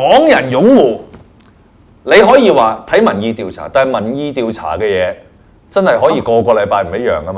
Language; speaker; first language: Cantonese; native; Cantonese